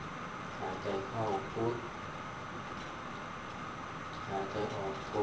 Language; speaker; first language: Thai; native; Thai